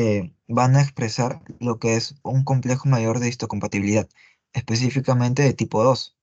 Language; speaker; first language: Spanish; native; Spanish